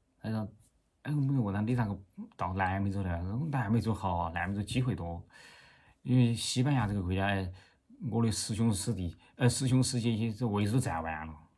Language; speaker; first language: Chinese; native; Chinese